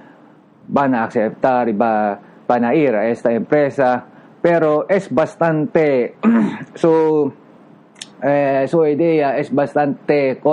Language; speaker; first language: Spanish; non-native, learner; Japanese